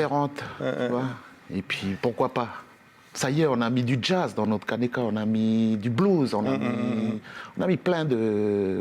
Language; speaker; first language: French; native; French